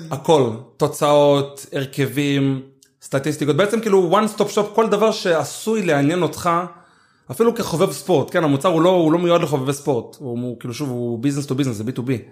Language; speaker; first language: Hebrew; native; Hebrew